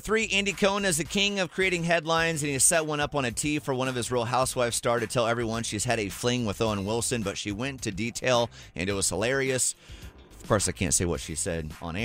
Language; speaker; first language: English; native; English